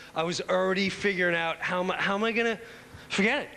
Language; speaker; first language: English; native; English